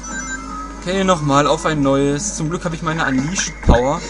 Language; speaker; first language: German; native; German